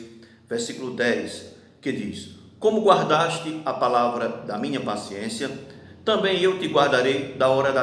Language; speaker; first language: Portuguese; native; Portuguese